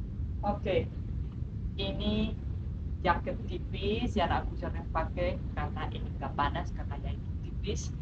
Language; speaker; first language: Indonesian; non-native, fluent; Spanish